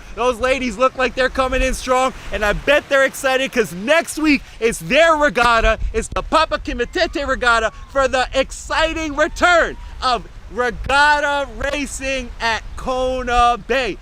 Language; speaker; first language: English; native; English